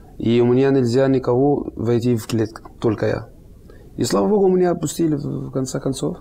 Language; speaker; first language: Russian; non-native, learner; Arabic